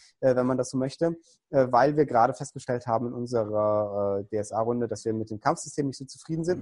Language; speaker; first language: German; native; German